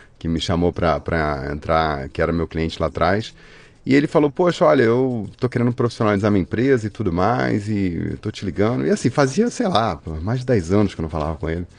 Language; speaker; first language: Portuguese; native; Portuguese